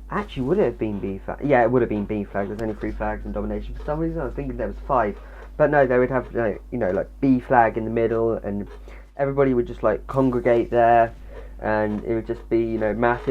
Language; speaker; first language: English; native; English